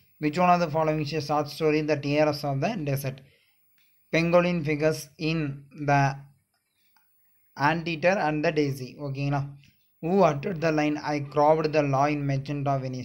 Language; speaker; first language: English; non-native, local second language; Tamil